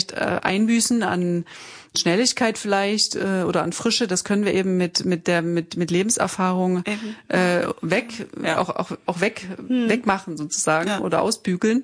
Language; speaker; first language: German; native; German